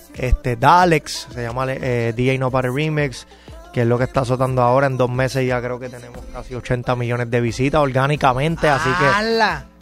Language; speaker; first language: Spanish; native; Spanish